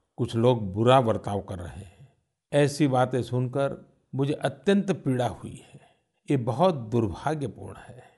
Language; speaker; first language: Hindi; non-native, local second language; Gujarati